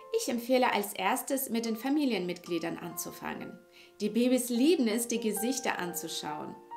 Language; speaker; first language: German; non-native, fluent; Russian